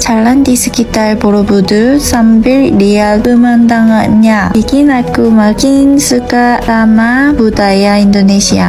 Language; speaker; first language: Indonesian; non-native, learner; Korean